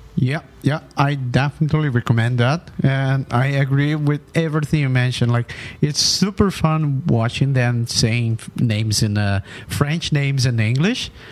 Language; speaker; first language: English; non-native, fluent; Portuguese